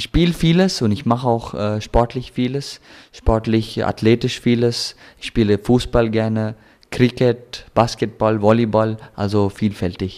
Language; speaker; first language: German; early bilingual, heritage; German